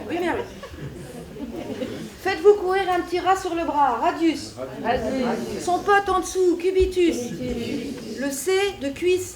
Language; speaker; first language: French; native; French